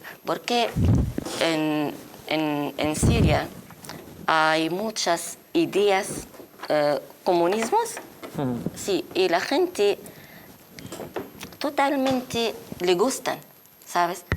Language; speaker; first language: Spanish; non-native, learner; Arabic